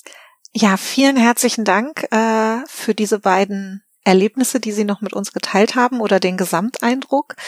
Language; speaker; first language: German; native; German